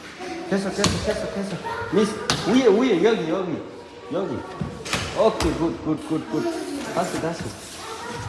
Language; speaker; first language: Korean; non-native, learner; Nepali